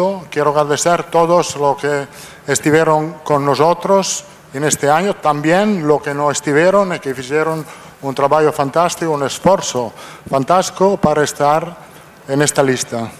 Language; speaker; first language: Portuguese; non-native, fluent; Italian